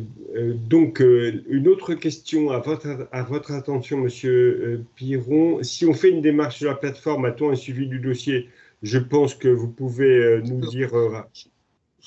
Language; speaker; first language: French; native; French